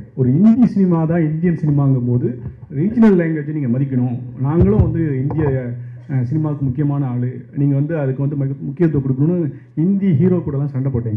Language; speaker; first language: Tamil; native; Tamil